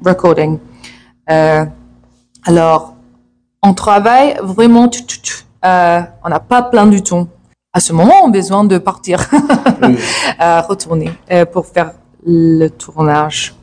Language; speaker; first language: French; non-native, learner; English